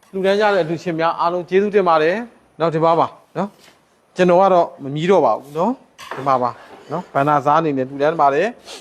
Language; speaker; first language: Burmese; native; Burmese